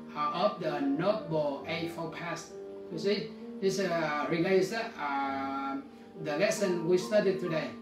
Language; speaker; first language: English; non-native, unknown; Vietnamese